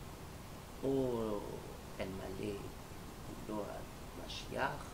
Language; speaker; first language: Hebrew; non-native, learner; French